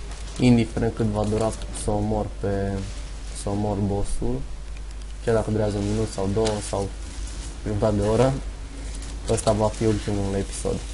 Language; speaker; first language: Romanian; native; Romanian